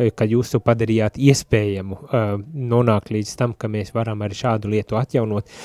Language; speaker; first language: Latvian; native; Latvian